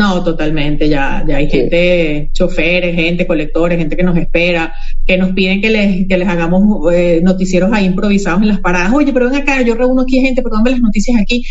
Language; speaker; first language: Spanish; native; Spanish